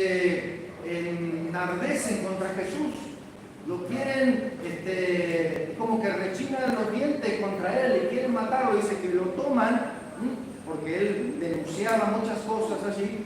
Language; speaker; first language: Spanish; native; Spanish